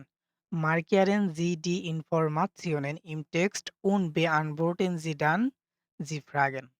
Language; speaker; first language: German; non-native, fluent; Bangla